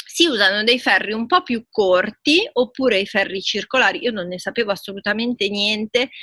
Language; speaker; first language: Italian; native; Italian